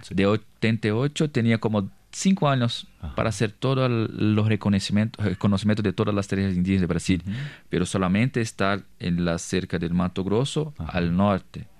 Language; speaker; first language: Spanish; non-native, learner; Portuguese